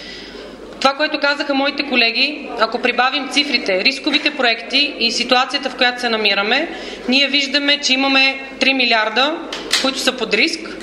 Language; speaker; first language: Bulgarian; native; Bulgarian